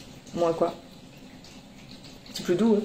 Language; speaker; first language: French; native; French